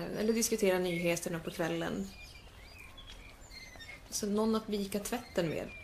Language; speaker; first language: Swedish; native; Swedish